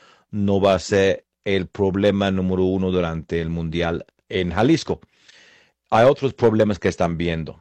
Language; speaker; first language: Spanish; non-native, fluent; English